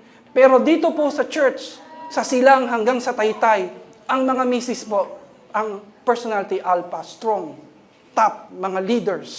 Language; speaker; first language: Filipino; native; Filipino